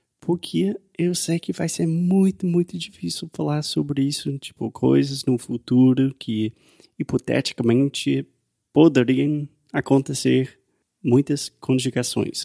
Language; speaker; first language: Portuguese; non-native, fluent; English